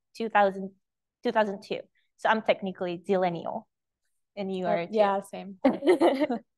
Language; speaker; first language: English; early bilingual, other home language; Japanese